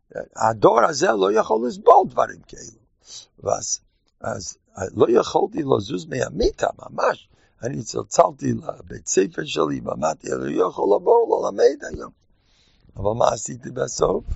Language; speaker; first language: Hebrew; non-native, fluent; English